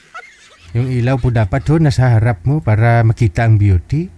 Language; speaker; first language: Filipino; native; Filipino